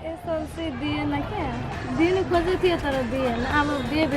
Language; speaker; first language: Nepali; non-native, local second language; Maithili